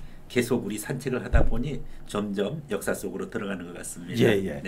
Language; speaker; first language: Korean; native; Korean